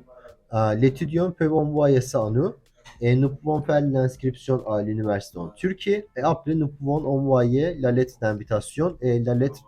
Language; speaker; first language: French; non-native, learner; Turkish